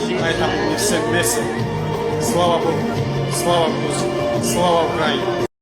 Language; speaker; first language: Russian; non-native, fluent; Georgian